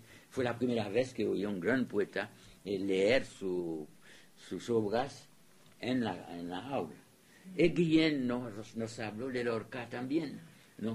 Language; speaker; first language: Spanish; non-native, fluent; French